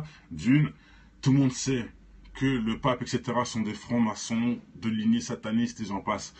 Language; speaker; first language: French; native; French